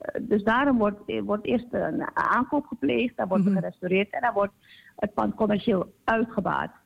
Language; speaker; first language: Dutch; native; Dutch